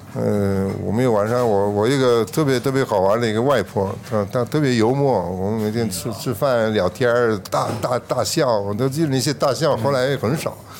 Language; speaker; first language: Chinese; non-native, fluent; Italian